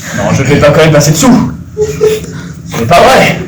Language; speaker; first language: French; native; French